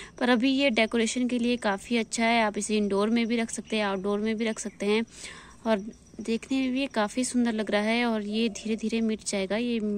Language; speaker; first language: Hindi; native; Hindi